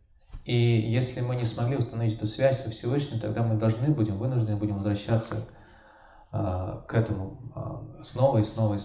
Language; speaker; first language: Russian; native; Russian